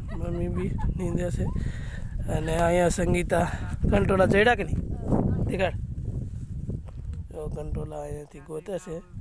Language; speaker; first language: Gujarati; non-native, local second language; Bhili